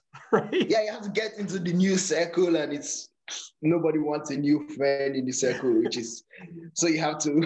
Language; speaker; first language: English; non-native, local second language; Yoruba